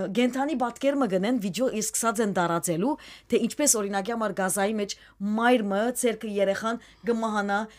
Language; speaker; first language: Armenian; early bilingual, heritage; Armenian